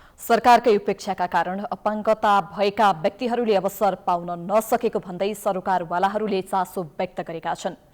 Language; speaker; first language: Nepali; native; Nepali